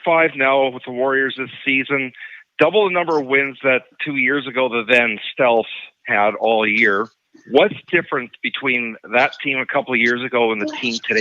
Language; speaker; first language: English; native; English